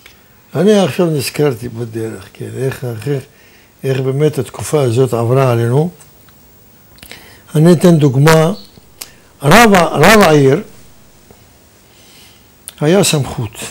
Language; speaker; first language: Hebrew; non-native, fluent; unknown